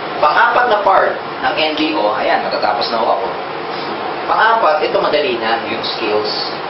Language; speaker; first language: Filipino; native; Filipino